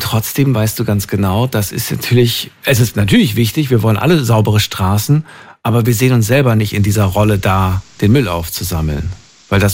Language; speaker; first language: German; native; German